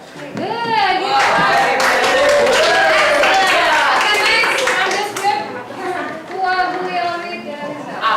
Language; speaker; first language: English; non-native, learner; Indonesian